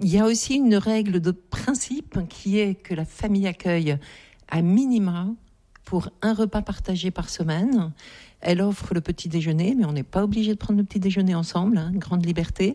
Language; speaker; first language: French; native; French